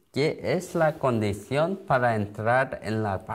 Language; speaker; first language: Spanish; non-native, learner; Korean